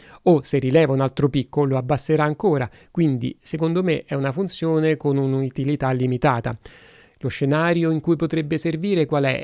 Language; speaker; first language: Italian; native; Italian